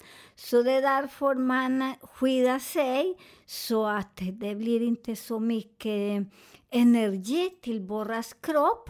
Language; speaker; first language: Swedish; non-native, learner; Spanish